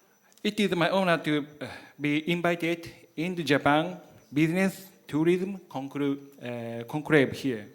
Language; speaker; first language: English; non-native, learner; Japanese